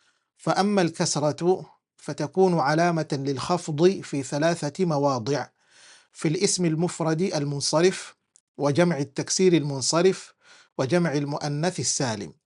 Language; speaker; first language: Arabic; non-native, fluent; English